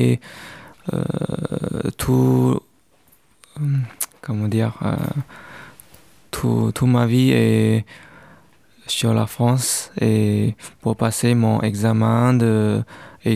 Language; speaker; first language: French; non-native, learner; Chinese